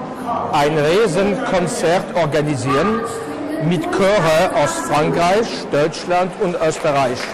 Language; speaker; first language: German; non-native, fluent; French